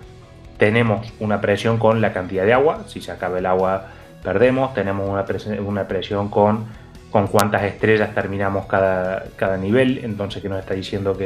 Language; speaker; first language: Spanish; native; Spanish